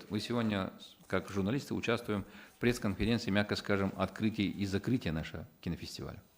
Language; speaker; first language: Russian; native; Russian